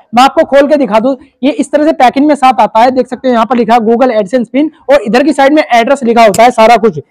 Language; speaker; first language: Hindi; native; Hindi